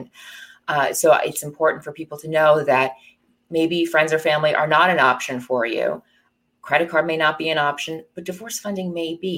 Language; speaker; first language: English; native; English